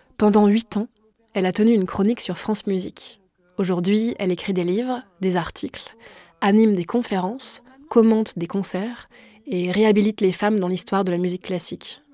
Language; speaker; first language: French; native; French